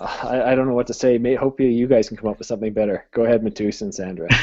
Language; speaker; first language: English; native; English